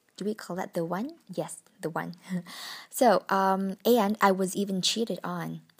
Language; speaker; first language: English; non-native, fluent; Vietnamese